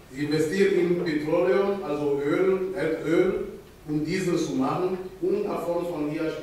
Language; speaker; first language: German; non-native, fluent; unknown